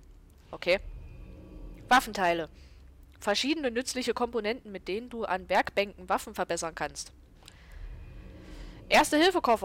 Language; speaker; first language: German; native; German